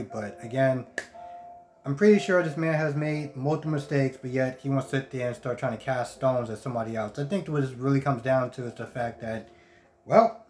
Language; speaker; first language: English; native; English